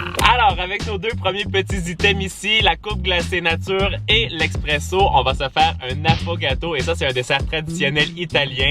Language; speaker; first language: French; native; French